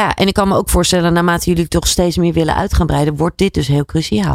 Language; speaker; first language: Dutch; native; Dutch